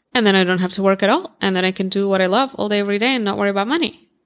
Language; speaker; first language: English; non-native, fluent; Russian